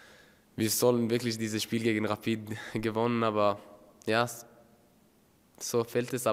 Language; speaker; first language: German; non-native, learner; Norwegian